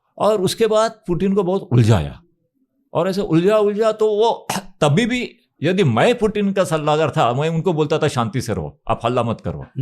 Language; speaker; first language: Hindi; non-native, local second language; Marathi